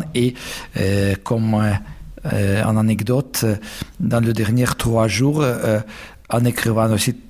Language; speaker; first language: French; non-native, fluent; Russian